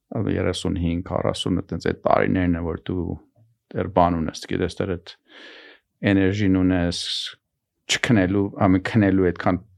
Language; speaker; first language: Armenian; early bilingual, heritage; Armenian